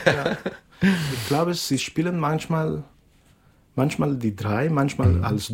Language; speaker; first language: German; non-native, fluent; Spanish